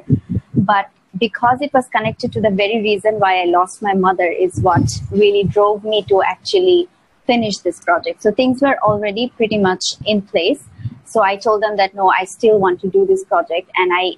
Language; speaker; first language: English; non-native, local second language; Bangla